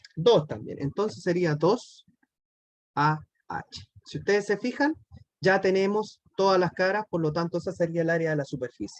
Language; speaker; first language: Spanish; native; Spanish